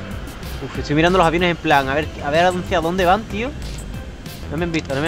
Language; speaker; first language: Spanish; native; Spanish